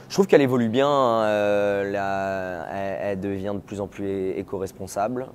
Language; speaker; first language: French; native; French